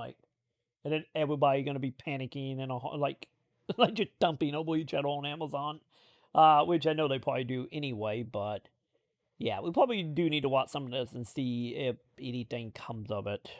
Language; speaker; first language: English; native; English